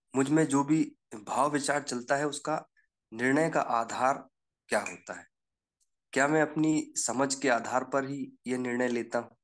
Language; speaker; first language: Hindi; native; Hindi